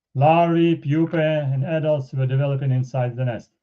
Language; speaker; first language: English; non-native, fluent; Russian